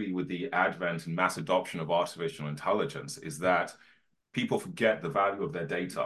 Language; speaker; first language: English; native; English